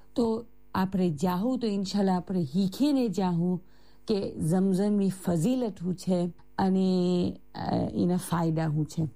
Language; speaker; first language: Gujarati; early bilingual, heritage; Gujarati